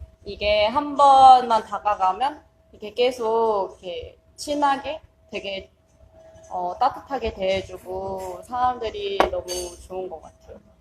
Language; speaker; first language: Korean; non-native, fluent; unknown